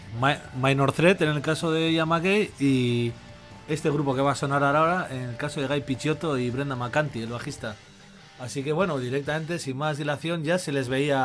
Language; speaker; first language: Spanish; native; Spanish